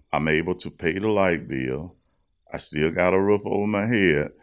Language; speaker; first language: English; native; English